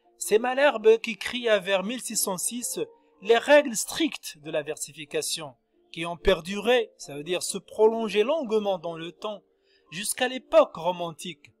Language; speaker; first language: French; non-native, local second language; Arabic